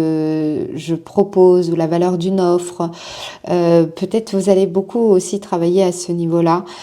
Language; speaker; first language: French; native; French